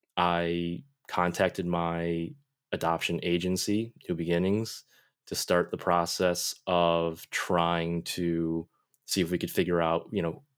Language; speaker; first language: English; native; English